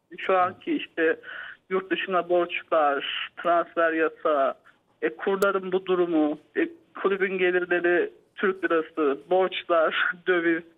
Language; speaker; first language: Turkish; native; Turkish